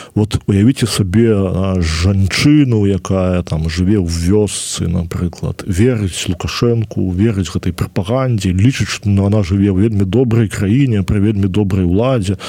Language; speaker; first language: Belarusian; native; Belarusian